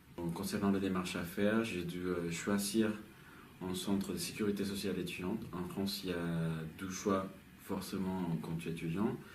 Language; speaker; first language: French; non-native, fluent; Spanish